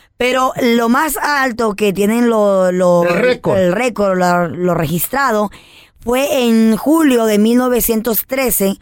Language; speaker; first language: Spanish; early bilingual, heritage; Spanish